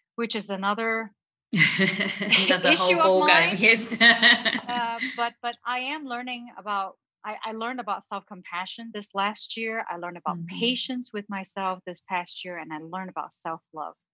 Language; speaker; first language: English; early bilingual, other home language; Cantonese